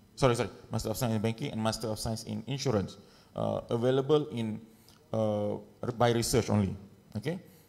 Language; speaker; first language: English; non-native, local second language; Malay